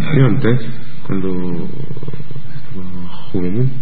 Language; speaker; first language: Spanish; non-native, learner; French